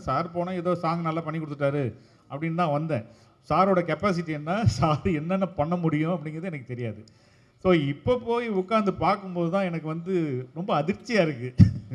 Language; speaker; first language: Tamil; native; Tamil